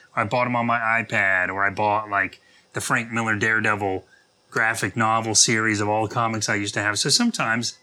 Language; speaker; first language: English; native; English